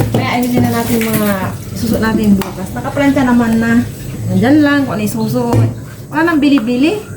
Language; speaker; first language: Filipino; non-native, local second language; Pangasinan